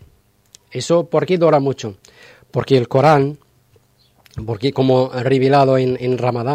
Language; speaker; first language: Spanish; non-native, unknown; Arabic